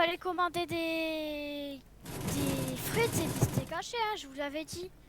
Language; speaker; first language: French; native; French